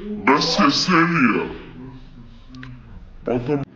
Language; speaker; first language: Arabic; native; Arabic